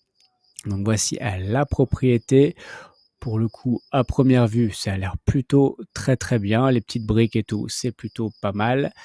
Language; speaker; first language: French; native; French